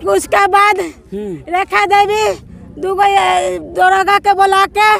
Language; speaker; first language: Hindi; native; Hindi